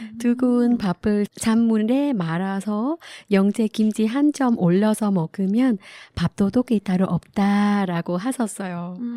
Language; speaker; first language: Korean; non-native, fluent; Vietnamese